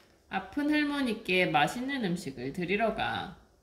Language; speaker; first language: Korean; native; Korean